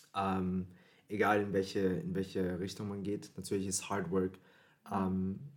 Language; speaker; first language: German; early bilingual, other home language; Filipino